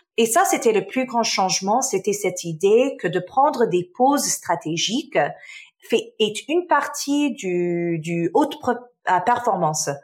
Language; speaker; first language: French; early bilingual, other home language; Arabic